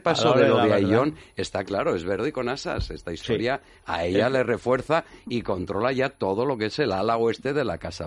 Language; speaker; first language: Spanish; native; Spanish